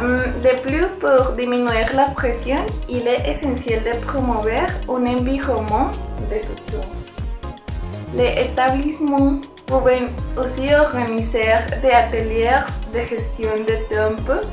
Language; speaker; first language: French; non-native, learner; Spanish